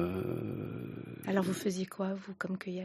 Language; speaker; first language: French; native; French